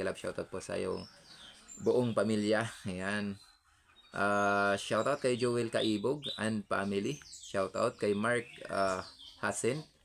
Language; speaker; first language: Filipino; non-native, local second language; Hiligaynon